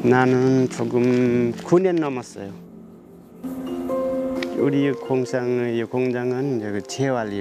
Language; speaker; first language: Korean; non-native, learner; Nepali